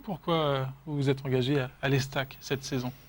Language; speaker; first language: French; native; French